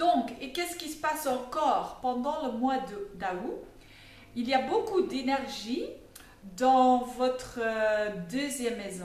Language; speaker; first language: French; non-native, fluent; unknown